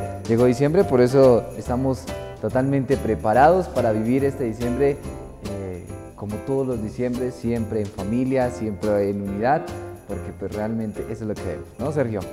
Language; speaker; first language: Spanish; native; Spanish